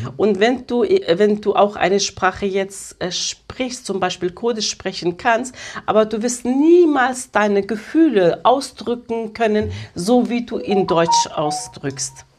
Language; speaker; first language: German; early bilingual, other home language; Kurdish